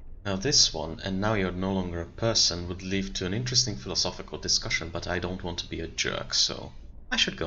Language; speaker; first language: English; non-native, fluent; German